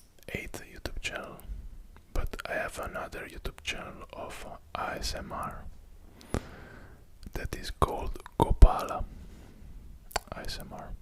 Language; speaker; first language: English; non-native, fluent; Italian